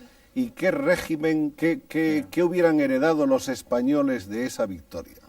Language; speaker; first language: Spanish; native; Spanish